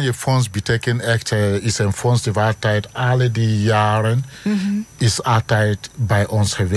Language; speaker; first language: Dutch; non-native, fluent; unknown